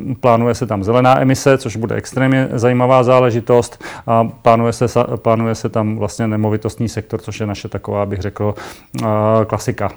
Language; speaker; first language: Czech; native; Czech